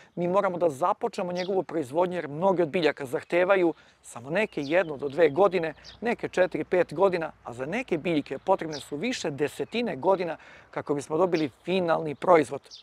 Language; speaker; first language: Croatian; native; Croatian